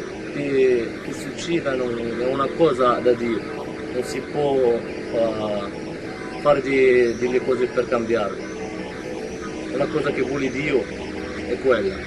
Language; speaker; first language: Italian; non-native, learner; Arabic